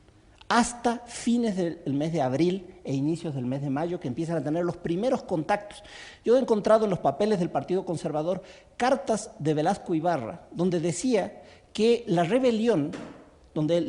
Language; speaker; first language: Spanish; native; Spanish